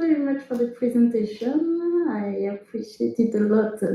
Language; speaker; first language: English; non-native, fluent; French